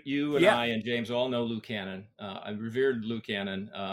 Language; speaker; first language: English; native; English